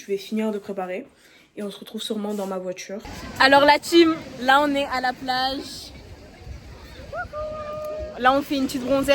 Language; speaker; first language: French; native; French